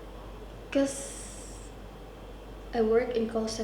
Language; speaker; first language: English; non-native, local second language; Cebuano